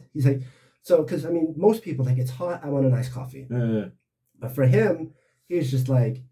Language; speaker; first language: English; native; English